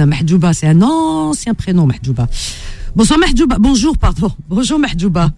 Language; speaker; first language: French; native; French